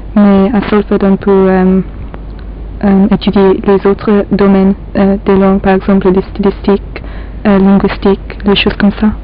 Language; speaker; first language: French; non-native, learner; Polish